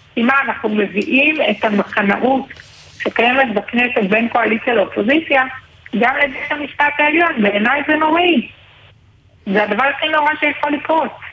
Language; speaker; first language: Hebrew; native; Hebrew